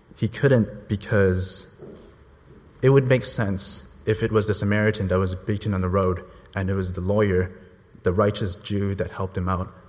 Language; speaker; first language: English; non-native, local second language; Cantonese